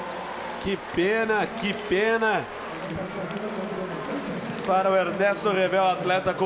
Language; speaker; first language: Portuguese; native; Portuguese